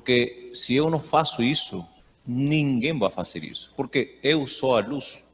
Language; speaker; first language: Portuguese; non-native, fluent; Spanish